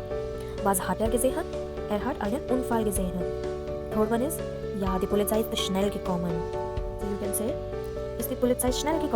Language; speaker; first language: German; non-native, fluent; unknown